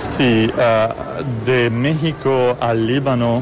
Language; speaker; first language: Spanish; non-native, learner; Arabic